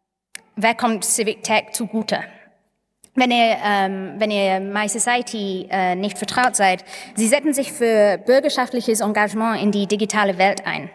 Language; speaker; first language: German; non-native, fluent; English